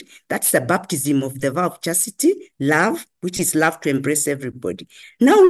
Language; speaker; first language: English; non-native, local second language; Kikuyu